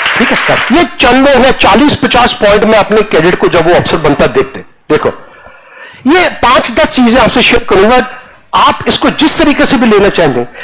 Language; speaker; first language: Hindi; non-native, local second language; Punjabi